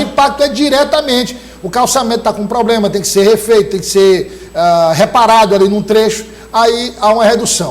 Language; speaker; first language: Portuguese; native; Portuguese